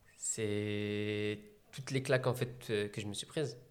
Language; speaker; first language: French; native; French